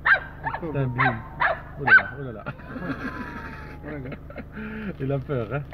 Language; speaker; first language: French; non-native, local second language; Arabic